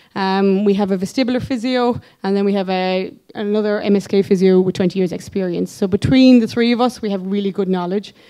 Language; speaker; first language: English; native; English